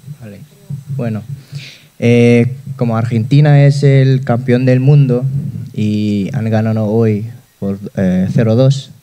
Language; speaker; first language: Spanish; non-native, learner; Indonesian